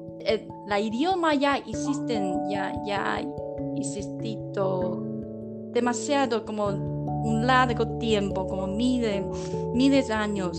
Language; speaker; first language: Spanish; non-native, learner; Chinese